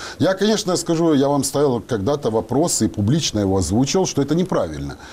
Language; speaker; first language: Russian; non-native, local second language; Ukrainian